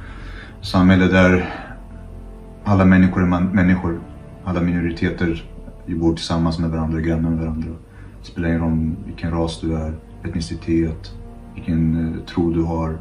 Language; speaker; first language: Swedish; non-native, fluent; Kurdish